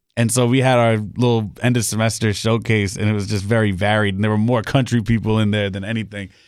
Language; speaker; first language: English; native; English